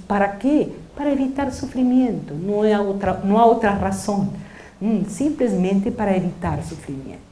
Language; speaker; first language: Portuguese; non-native, fluent; Spanish